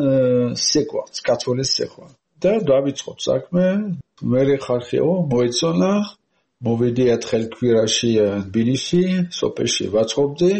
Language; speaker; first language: Georgian; non-native, learner; French